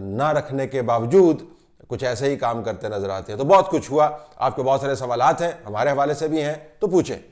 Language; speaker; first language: Urdu; native; Urdu